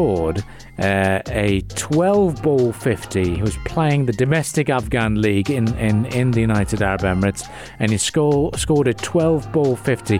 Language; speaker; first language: English; non-native, local second language; Urdu